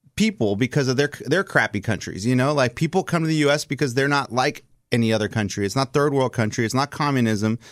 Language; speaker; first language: English; early bilingual, other home language; Spanish